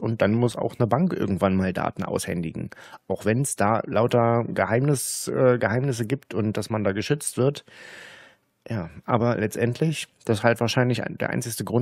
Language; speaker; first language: German; native; German